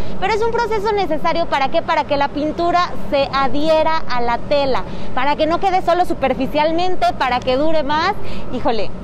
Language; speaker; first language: Spanish; native; Spanish